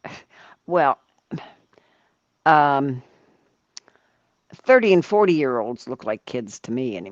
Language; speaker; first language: English; native; English